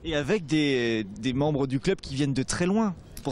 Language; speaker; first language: French; native; French